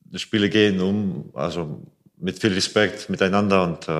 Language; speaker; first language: German; non-native, fluent; Latvian